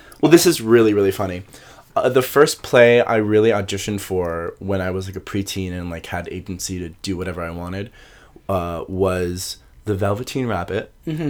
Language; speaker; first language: English; native; English